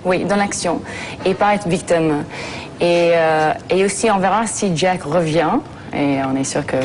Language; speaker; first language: French; non-native, fluent; English